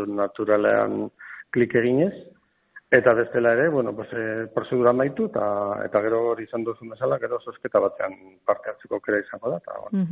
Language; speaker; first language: Basque; non-native, local second language; Spanish